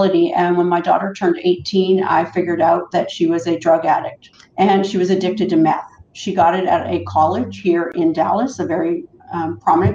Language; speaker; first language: English; native; English